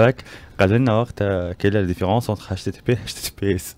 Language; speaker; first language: Arabic; native; Arabic